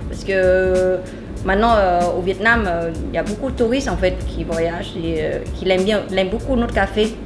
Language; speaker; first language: French; non-native, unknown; Vietnamese